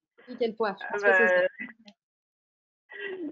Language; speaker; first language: French; native; French